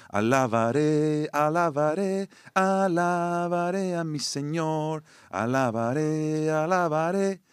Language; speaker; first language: English; non-native, fluent; Spanish